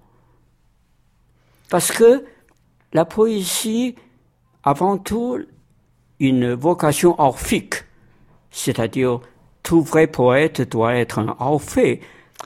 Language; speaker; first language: French; non-native, fluent; Chinese